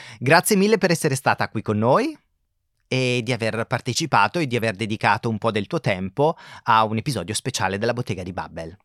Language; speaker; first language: Italian; native; Italian